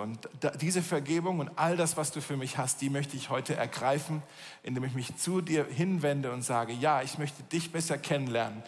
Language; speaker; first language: German; native; German